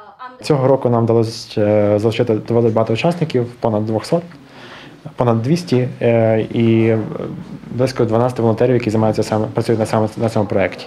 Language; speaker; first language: Ukrainian; native; Ukrainian